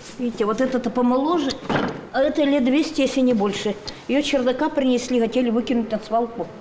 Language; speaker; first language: Russian; non-native, local second language; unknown